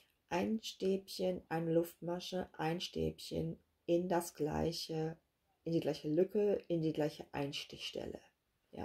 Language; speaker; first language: German; native; German